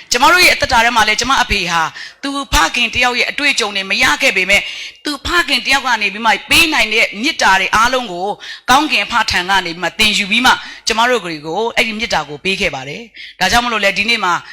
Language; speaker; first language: Burmese; non-native, local second language; Hakha Chin